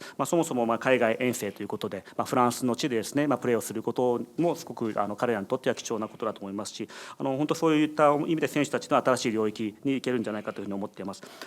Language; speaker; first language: Japanese; native; Japanese